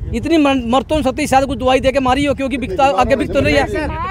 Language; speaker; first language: Hindi; native; Hindi